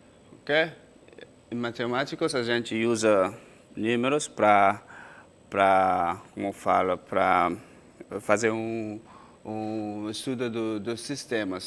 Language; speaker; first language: Portuguese; non-native, fluent; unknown